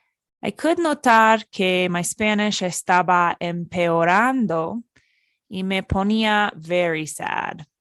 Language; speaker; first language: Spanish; non-native, fluent; English